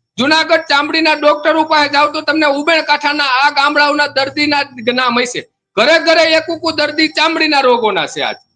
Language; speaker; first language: Gujarati; native; Gujarati